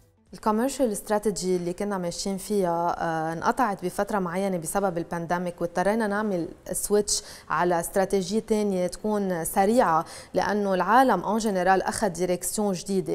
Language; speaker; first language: Arabic; native; Arabic